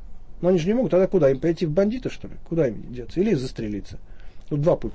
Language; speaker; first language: Russian; native; Russian